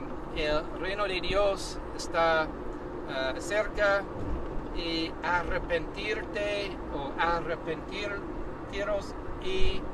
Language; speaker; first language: Spanish; non-native, learner; English